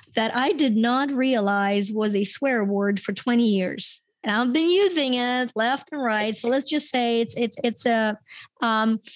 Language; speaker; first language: English; non-native, fluent; Ukrainian